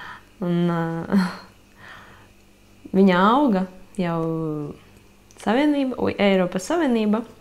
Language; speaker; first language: Latvian; non-native, local second language; Russian